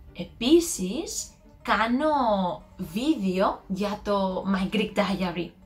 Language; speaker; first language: Greek; non-native, learner; English